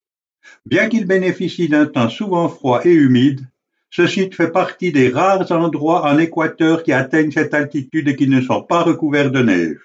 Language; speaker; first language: French; native; French